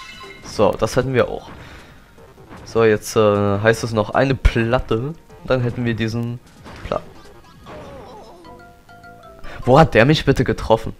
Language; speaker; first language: German; native; German